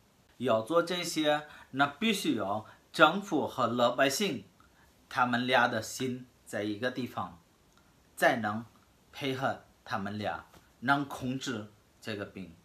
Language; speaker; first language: Chinese; non-native, fluent; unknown